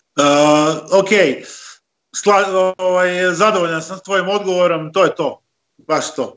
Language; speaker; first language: Croatian; native; Croatian